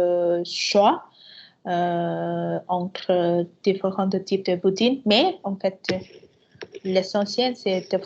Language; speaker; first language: French; non-native, fluent; Vietnamese